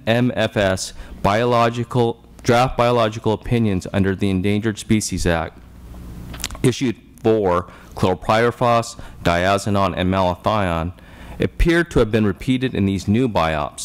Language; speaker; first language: English; native; English